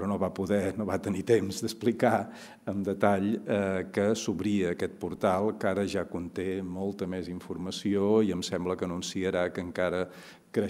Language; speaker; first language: Catalan; native; Catalan